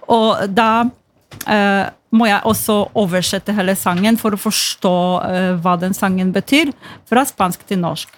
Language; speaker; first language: Norwegian; non-native, fluent; Polish